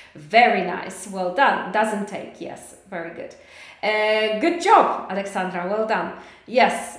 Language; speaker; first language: English; non-native, fluent; Polish